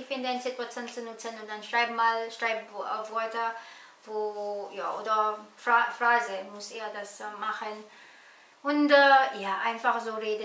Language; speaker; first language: German; non-native, learner; Filipino